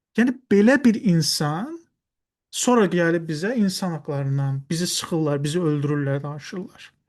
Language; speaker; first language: Azerbaijani; non-native, local second language; Talysh